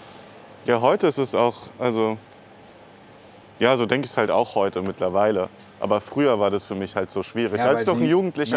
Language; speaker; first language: German; native; German